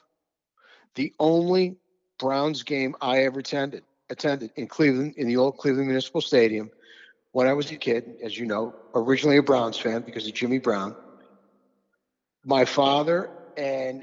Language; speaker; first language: English; native; English